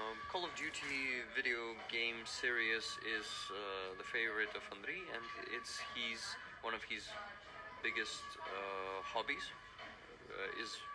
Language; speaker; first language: English; non-native, fluent; Ukrainian